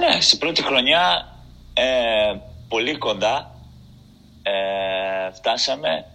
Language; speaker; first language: Greek; non-native, fluent; Portuguese